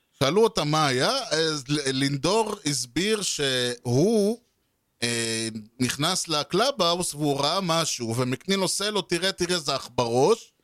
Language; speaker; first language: Hebrew; native; Hebrew